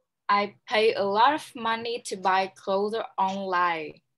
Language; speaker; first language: English; non-native, learner; Vietnamese